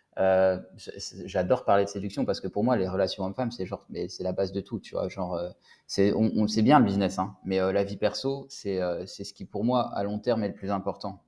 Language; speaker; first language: French; native; French